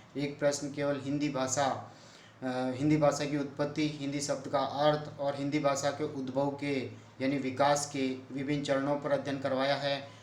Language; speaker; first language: Hindi; native; Hindi